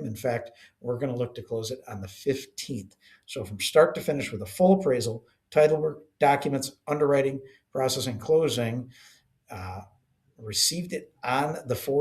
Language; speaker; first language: English; native; English